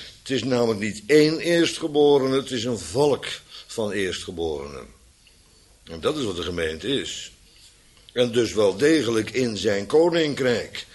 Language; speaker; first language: Dutch; native; Dutch